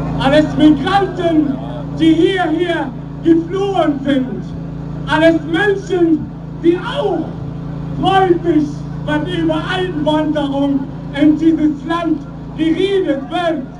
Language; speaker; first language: German; non-native, learner; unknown